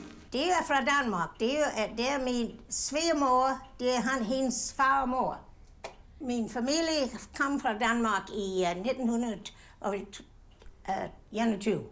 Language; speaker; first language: Danish; early bilingual, heritage; English